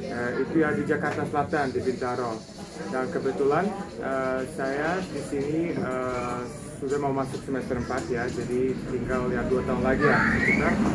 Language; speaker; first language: Indonesian; non-native, fluent; Serbian